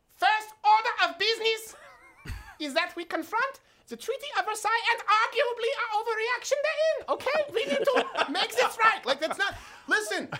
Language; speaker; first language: English; native; English